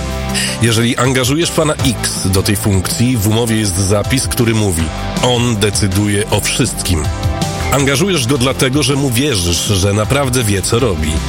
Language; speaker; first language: Polish; native; Polish